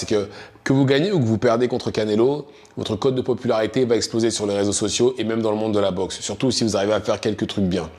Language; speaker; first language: French; native; French